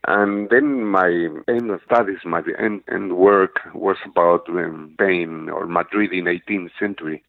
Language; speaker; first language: English; non-native, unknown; Spanish